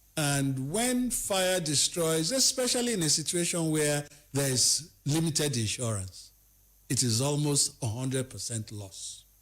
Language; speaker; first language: English; non-native, local second language; Yoruba